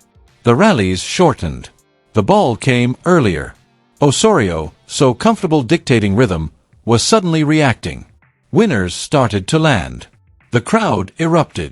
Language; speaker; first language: English; native; English